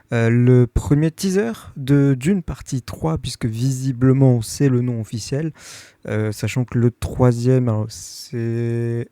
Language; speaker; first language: French; native; French